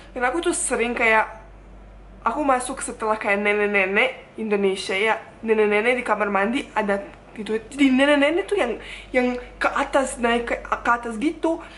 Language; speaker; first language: Indonesian; non-native, fluent; Bosnian